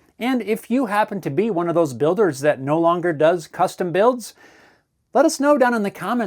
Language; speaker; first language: English; native; English